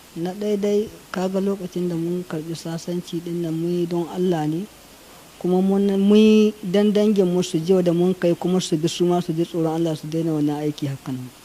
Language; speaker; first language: Hausa; non-native, local second language; Fula